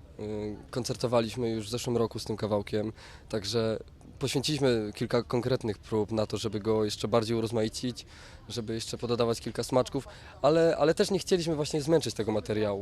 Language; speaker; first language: Polish; native; Polish